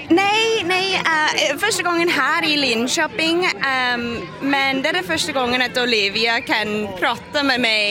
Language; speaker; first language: Swedish; non-native, learner; English